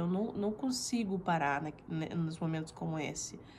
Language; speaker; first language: Portuguese; non-native, fluent; Russian